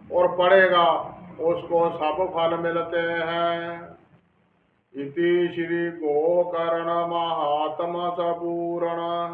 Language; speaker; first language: Hindi; non-native, local second language; Punjabi